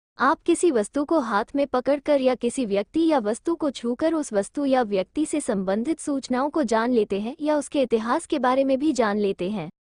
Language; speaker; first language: Hindi; native; Hindi